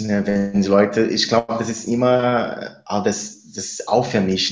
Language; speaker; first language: German; non-native, fluent; Spanish